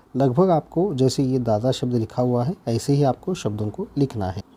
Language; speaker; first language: Hindi; non-native, local second language; Kannada